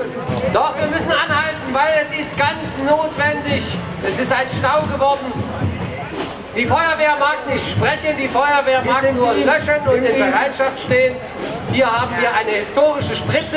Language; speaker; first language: German; native; German